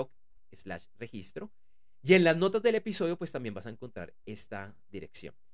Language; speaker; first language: Spanish; native; Spanish